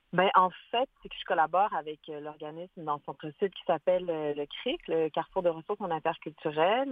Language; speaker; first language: French; native; French